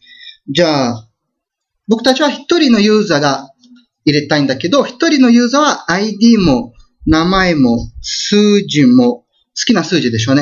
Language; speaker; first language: Japanese; non-native, fluent; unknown